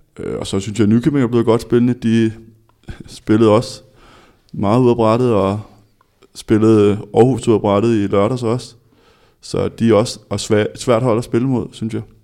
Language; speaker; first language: Danish; native; Danish